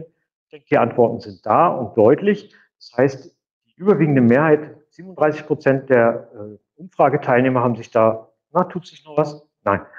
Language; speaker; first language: German; native; German